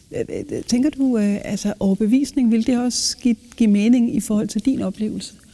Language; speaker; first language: Danish; native; Danish